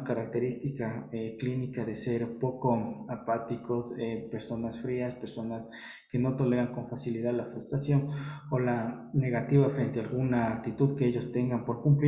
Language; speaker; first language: Spanish; native; Spanish